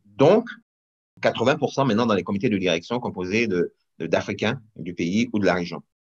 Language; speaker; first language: French; non-native, local second language; Rundi